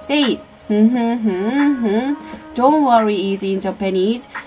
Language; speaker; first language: English; non-native, learner; Korean